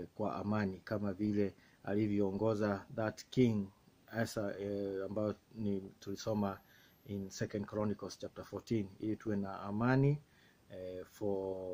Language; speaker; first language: English; non-native, local second language; Swahili